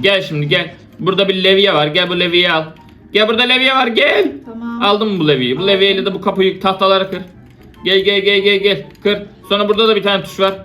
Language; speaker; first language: Turkish; native; Turkish